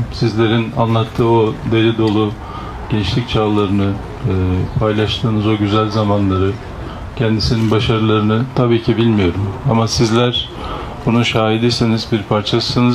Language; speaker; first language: Turkish; native; Turkish